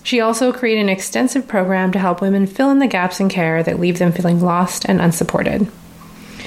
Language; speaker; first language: English; native; English